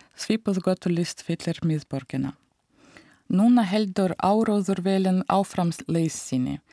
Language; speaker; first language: Icelandic; non-native, fluent; Russian